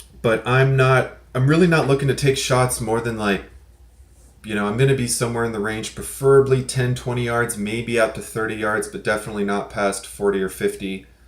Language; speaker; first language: English; native; English